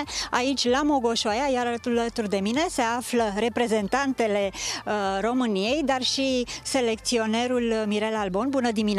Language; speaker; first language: Romanian; native; Romanian